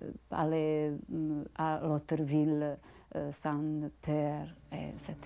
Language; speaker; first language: French; non-native, learner; Bosnian